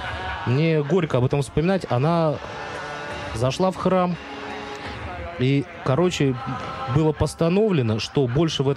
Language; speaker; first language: Russian; native; Russian